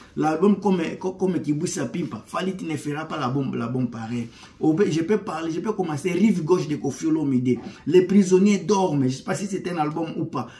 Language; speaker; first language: French; non-native, local second language; Lingala